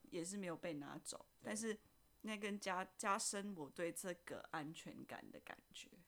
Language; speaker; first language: Chinese; non-native, fluent; Indonesian